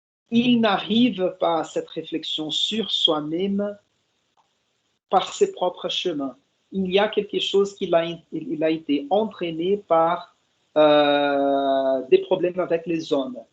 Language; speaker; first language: French; non-native, fluent; Portuguese